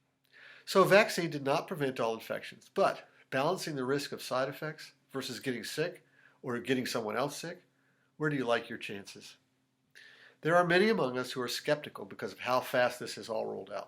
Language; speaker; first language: English; native; English